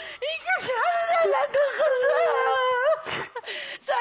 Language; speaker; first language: Turkish; native; Turkish